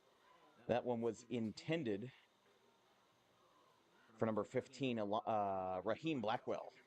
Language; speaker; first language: English; native; English